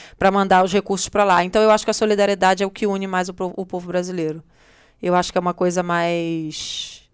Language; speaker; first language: Portuguese; native; Portuguese